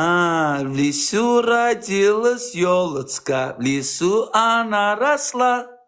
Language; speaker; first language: Russian; non-native, learner; Azerbaijani